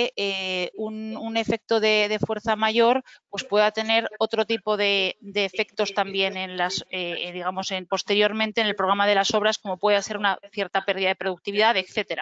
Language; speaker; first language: Spanish; native; Spanish